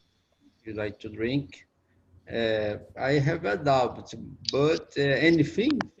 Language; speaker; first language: English; non-native, learner; Portuguese